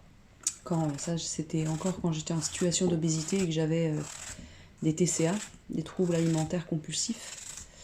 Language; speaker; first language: French; native; French